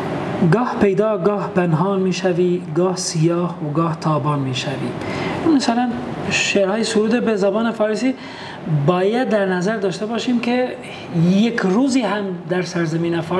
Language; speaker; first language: Persian; non-native, fluent; Albanian